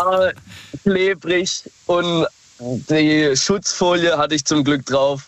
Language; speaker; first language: German; native; German